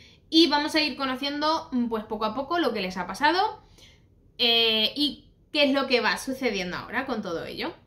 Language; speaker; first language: Spanish; native; Spanish